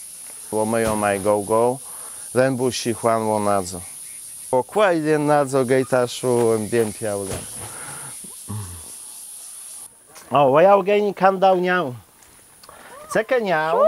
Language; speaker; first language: Chinese; non-native, learner; Polish